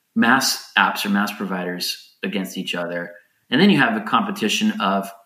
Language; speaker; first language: English; native; English